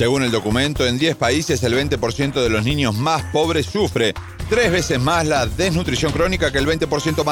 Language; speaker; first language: Spanish; native; Spanish